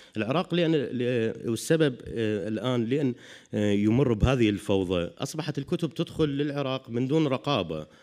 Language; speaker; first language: Arabic; native; Arabic